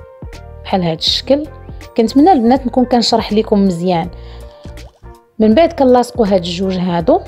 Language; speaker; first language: Arabic; native; Arabic